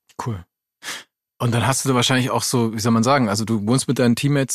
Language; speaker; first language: German; native; German